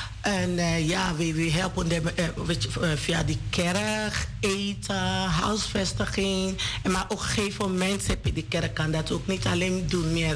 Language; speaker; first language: Dutch; non-native, learner; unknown